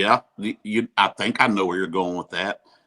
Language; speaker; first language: English; native; English